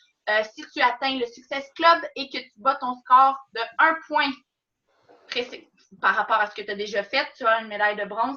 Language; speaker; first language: French; native; French